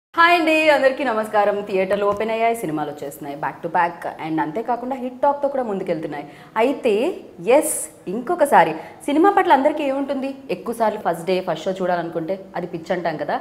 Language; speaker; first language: Telugu; native; Telugu